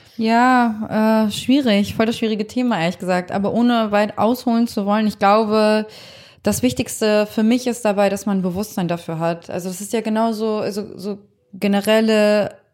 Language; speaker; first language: German; native; German